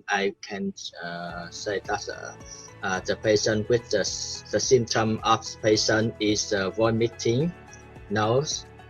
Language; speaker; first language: English; non-native, learner; Vietnamese